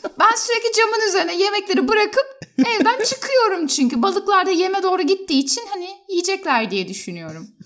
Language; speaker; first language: Turkish; native; Turkish